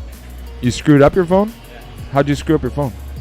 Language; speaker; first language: English; native; English